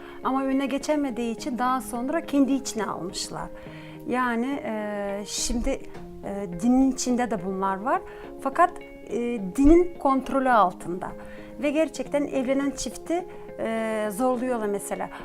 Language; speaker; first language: Turkish; non-native, fluent; Gagauz